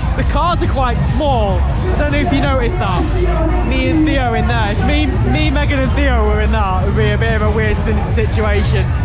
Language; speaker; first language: English; native; English